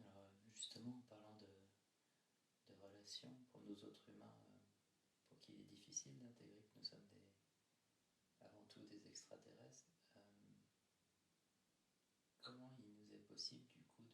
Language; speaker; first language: French; native; French